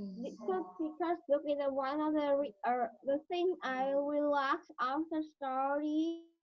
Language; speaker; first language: English; non-native, learner; Vietnamese